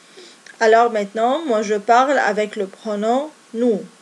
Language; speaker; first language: French; non-native, fluent; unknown